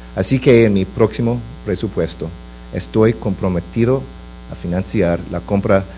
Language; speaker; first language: Spanish; non-native, fluent; English